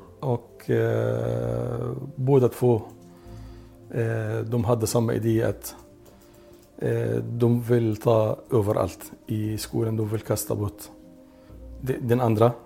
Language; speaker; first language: Swedish; non-native, local second language; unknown